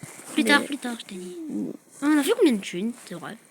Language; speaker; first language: French; native; French